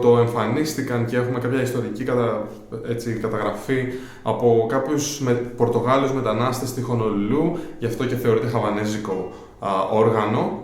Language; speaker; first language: Greek; native; Greek